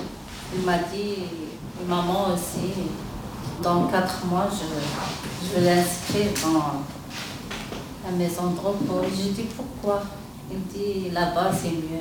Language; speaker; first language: French; non-native, learner; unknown